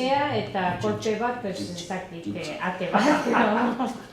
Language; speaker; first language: Basque; non-native, local second language; Spanish